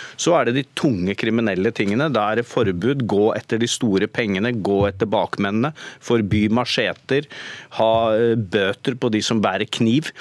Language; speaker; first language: Norwegian; native; Norwegian